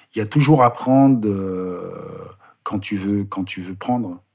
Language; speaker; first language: French; native; French